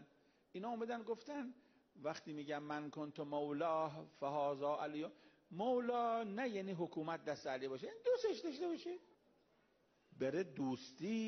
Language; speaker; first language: Persian; native; Persian